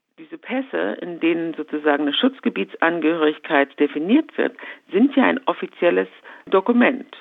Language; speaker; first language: German; native; German